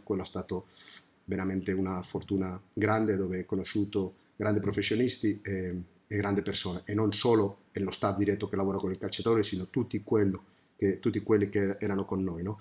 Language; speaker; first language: Italian; non-native, fluent; Spanish